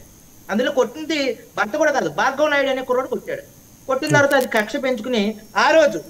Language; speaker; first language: Telugu; native; Telugu